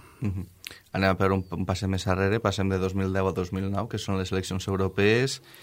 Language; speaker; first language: Catalan; native; Catalan